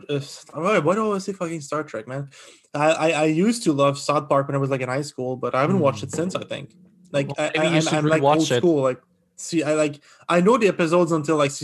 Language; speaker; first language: English; non-native, fluent; French